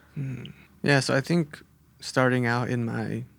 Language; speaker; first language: English; native; English